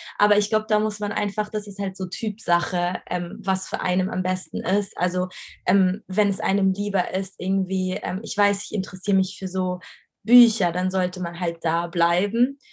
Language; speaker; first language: German; non-native, fluent; Arabic